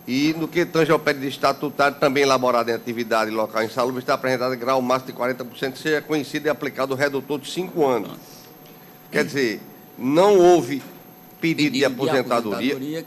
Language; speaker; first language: Portuguese; native; Portuguese